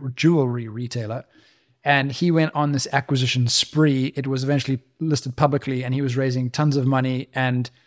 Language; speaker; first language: English; native; English